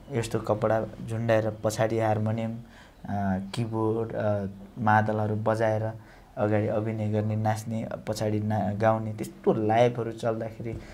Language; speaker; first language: Nepali; non-native, local second language; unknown